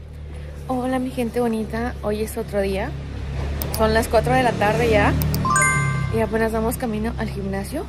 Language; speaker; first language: Spanish; native; Spanish